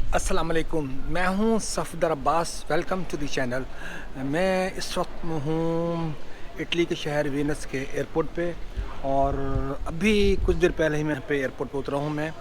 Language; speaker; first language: Urdu; non-native, local second language; Punjabi